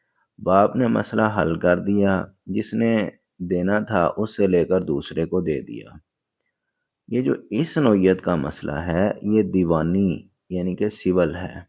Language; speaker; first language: Urdu; native; Urdu